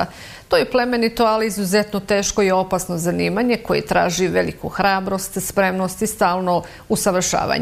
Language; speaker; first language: Serbian; native; Serbian